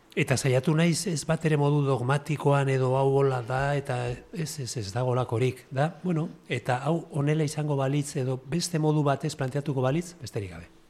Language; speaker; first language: Basque; non-native, local second language; Spanish